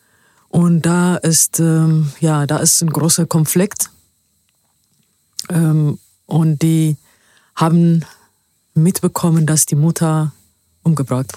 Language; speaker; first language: German; non-native, fluent; Amharic